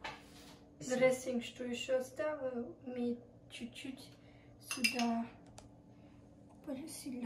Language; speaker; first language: Russian; early bilingual, heritage; Russian